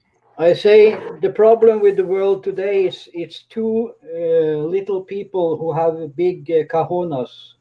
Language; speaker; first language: English; non-native, fluent; Norwegian